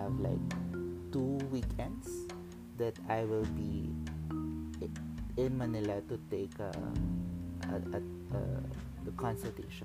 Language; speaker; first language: English; non-native, local second language; Filipino